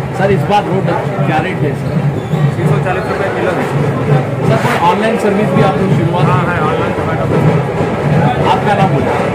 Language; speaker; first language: Hindi; non-native, local second language; Urdu